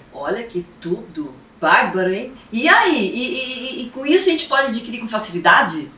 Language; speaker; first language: Portuguese; native; Portuguese